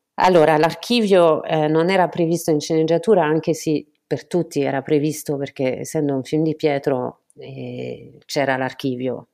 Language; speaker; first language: Italian; non-native, fluent; French